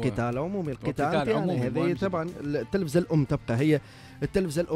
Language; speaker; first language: Arabic; native; Arabic